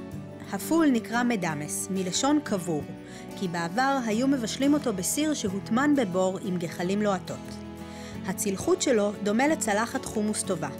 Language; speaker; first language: Hebrew; native; Hebrew